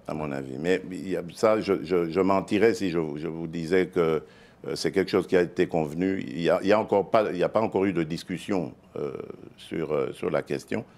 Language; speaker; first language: French; non-native, local second language; Luba-Lulua